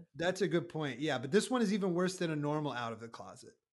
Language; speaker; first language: English; native; English